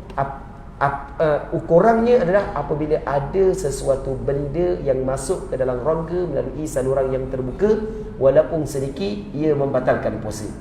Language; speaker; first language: Malay; native; Malay